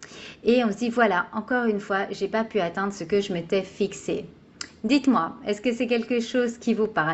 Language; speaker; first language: French; native; French